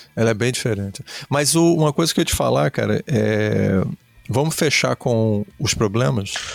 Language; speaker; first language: Portuguese; native; Portuguese